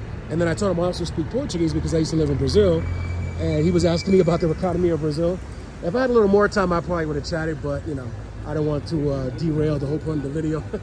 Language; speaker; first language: English; native; English